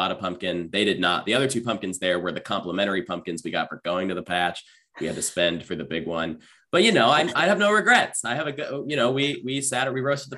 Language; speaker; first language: English; native; English